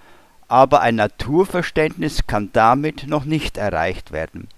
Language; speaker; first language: German; native; German